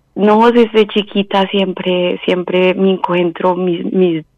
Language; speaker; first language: Spanish; native; Spanish